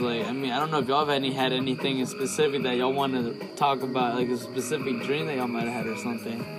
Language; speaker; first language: English; early bilingual, other home language; Spanish